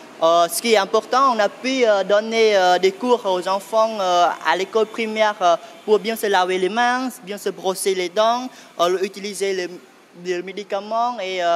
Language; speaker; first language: French; non-native, fluent; Khmer